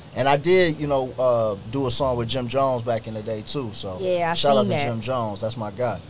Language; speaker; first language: English; native; English